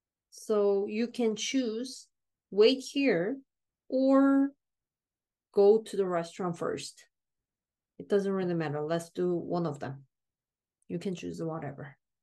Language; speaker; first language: English; non-native, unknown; Korean